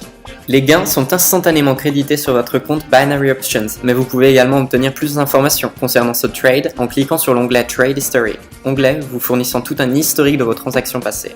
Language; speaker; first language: French; native; French